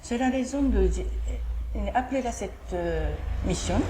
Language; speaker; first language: French; non-native, learner; Japanese